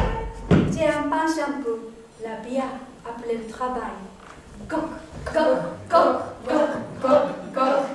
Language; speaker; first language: French; non-native, learner; Japanese